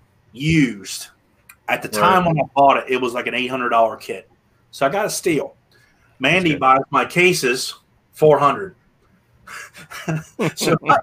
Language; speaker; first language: English; native; English